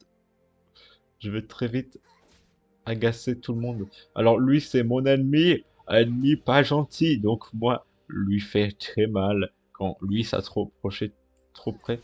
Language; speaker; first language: French; native; French